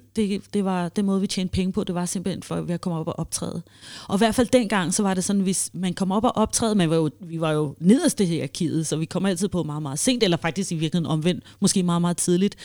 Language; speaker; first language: Danish; early bilingual, other home language; Swahili